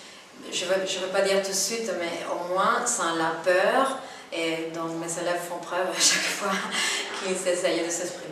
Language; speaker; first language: French; non-native, fluent; Spanish